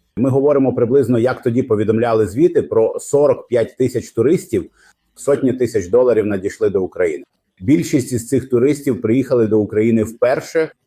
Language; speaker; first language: Ukrainian; non-native, fluent; Arabic